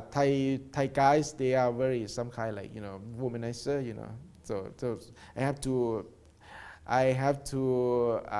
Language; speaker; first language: English; non-native, learner; Thai